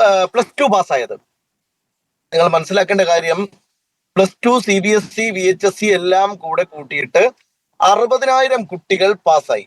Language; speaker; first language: Malayalam; native; Malayalam